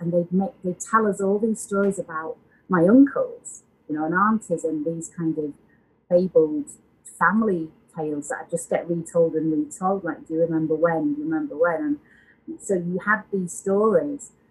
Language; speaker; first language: English; native; English